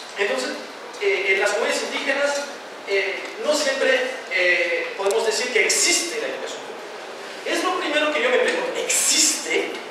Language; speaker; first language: Spanish; non-native, fluent; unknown